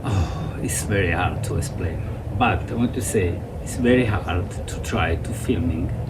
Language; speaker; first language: English; non-native, learner; Italian